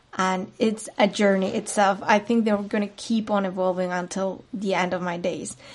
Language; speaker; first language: English; non-native, fluent; Spanish